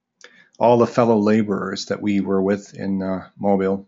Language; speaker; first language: English; native; English